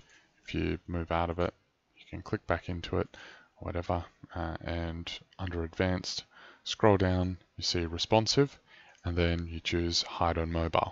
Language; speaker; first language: English; native; English